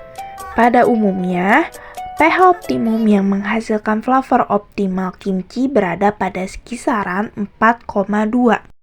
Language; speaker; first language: Indonesian; native; Indonesian